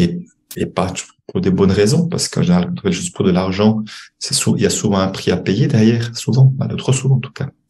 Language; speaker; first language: French; native; French